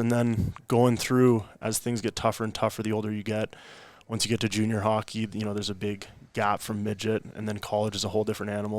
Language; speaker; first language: English; native; English